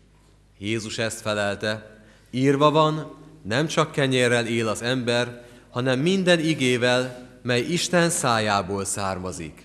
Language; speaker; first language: Hungarian; native; Hungarian